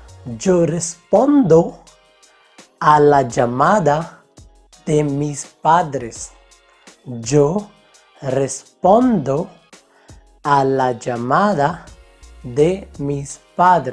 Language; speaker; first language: Spanish; non-native, fluent; Hindi